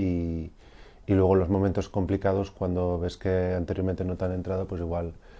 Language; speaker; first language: Spanish; native; Spanish